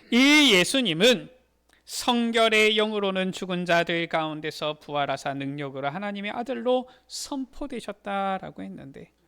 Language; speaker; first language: Korean; native; Korean